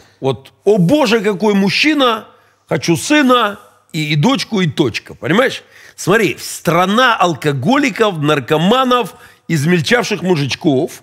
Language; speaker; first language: Russian; native; Russian